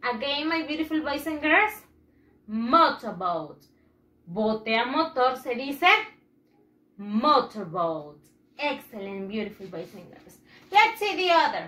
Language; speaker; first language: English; non-native, fluent; Spanish